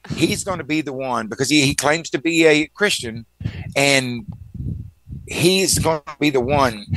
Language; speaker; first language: English; native; English